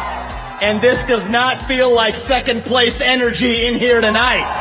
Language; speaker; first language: English; early bilingual, other home language; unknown